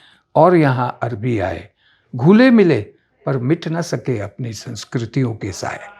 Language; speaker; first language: Hindi; native; Hindi